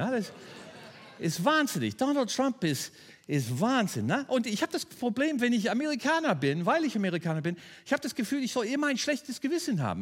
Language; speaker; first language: German; non-native, fluent; English